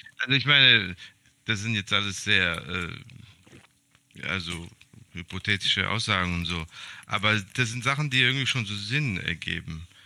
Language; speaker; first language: German; early bilingual, other home language; Serbian